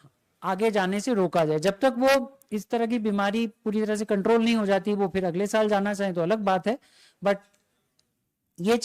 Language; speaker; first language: Hindi; native; Hindi